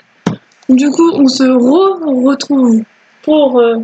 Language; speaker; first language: French; native; French